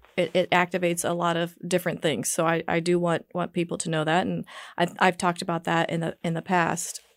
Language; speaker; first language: English; native; English